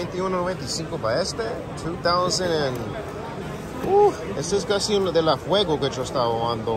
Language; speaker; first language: Spanish; early bilingual, heritage; English